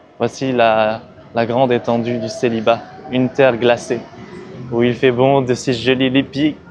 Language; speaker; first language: French; early bilingual, other home language; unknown